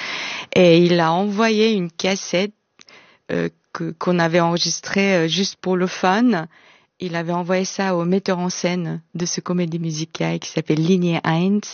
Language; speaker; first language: French; non-native, fluent; Korean